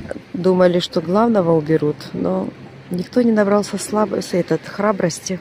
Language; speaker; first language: Russian; native; Russian